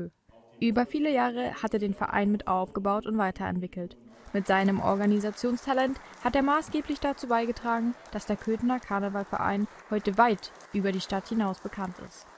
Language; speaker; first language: German; native; German